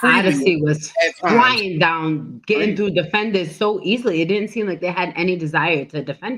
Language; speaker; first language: English; native; English